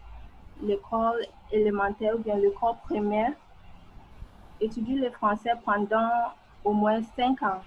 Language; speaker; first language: French; non-native, fluent; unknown